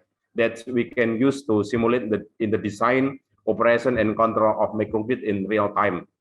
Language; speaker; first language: English; non-native, local second language; Indonesian